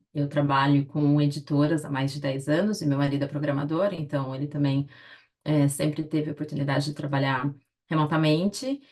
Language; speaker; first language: Portuguese; native; Portuguese